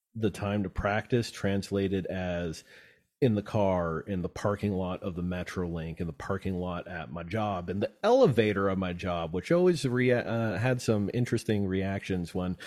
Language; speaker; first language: English; native; English